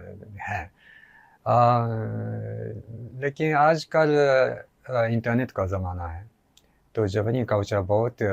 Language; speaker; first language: Hindi; non-native, learner; Japanese